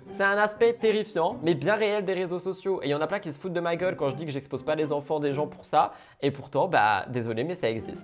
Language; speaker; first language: French; native; French